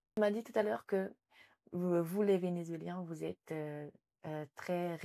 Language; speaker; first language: French; native; French